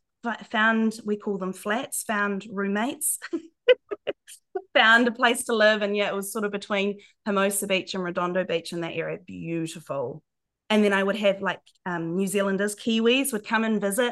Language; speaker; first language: English; native; English